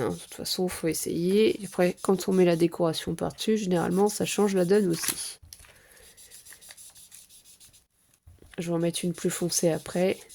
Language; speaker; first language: French; native; French